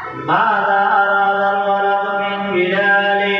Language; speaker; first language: Arabic; non-native, fluent; Bangla